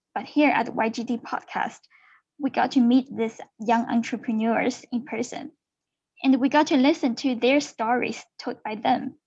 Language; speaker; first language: English; non-native, fluent; Chinese